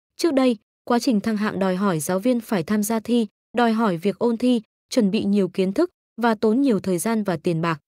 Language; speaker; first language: Vietnamese; native; Vietnamese